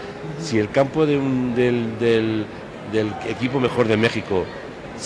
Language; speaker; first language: Spanish; native; Spanish